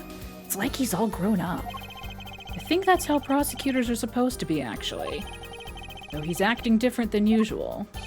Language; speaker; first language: English; native; English